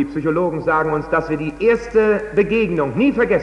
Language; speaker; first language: German; native; German